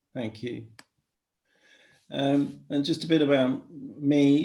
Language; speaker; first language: English; native; English